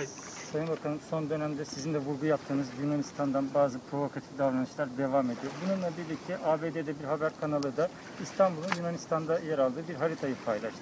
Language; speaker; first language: Turkish; native; Turkish